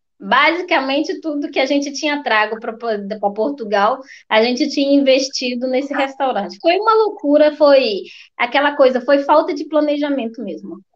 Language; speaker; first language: Portuguese; native; Portuguese